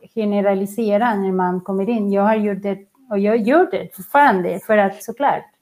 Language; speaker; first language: Swedish; non-native, fluent; Spanish